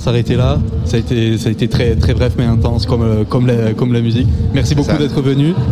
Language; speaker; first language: French; native; French